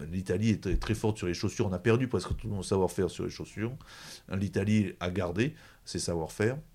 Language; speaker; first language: French; native; French